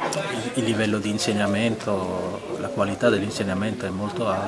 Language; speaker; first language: Italian; non-native, fluent; Malayalam